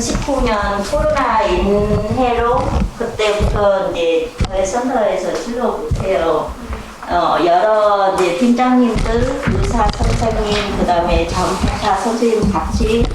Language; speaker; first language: Korean; non-native, learner; Vietnamese